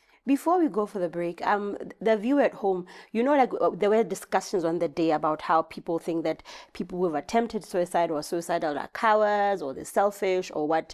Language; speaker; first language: English; non-native, local second language; Southern Sotho